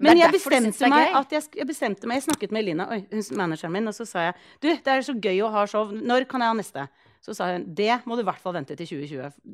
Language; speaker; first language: Norwegian; early bilingual, other home language; Icelandic